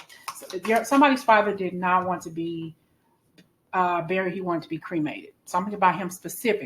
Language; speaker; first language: English; native; English